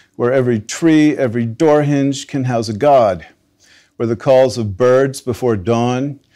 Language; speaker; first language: English; native; English